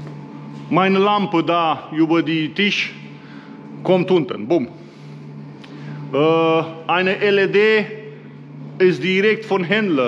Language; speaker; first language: German; non-native, learner; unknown